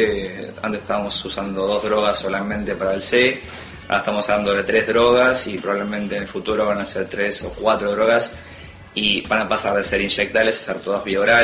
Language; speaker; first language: Spanish; native; Spanish